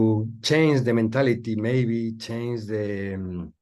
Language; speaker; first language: English; non-native, learner; Spanish